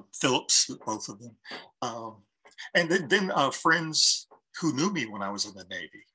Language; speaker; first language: English; native; English